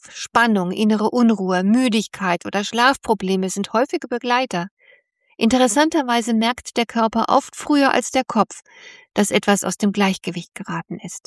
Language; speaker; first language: German; native; German